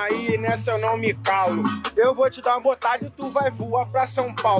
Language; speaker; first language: Portuguese; native; Portuguese